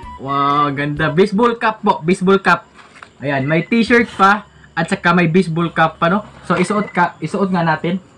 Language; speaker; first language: Filipino; native; Filipino